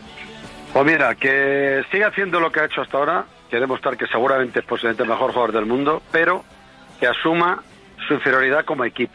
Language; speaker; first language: Spanish; native; Spanish